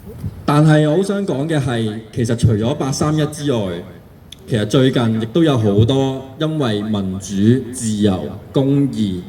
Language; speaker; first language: Cantonese; native; Cantonese